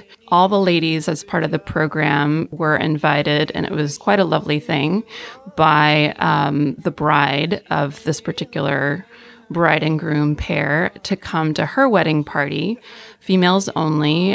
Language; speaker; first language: English; native; English